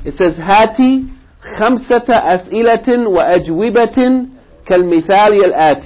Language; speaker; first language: Arabic; non-native, fluent; English